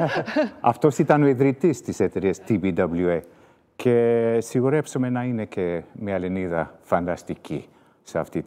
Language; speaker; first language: Greek; early bilingual, heritage; Greek